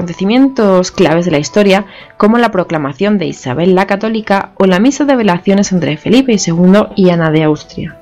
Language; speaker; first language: Spanish; native; Spanish